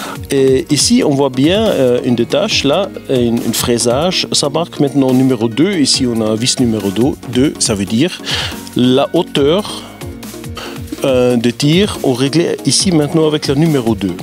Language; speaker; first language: French; non-native, fluent; German